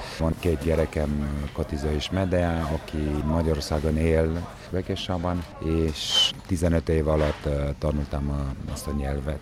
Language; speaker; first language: Hungarian; non-native, fluent; Romanian